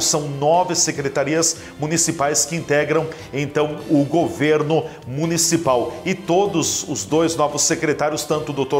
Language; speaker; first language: Portuguese; native; Portuguese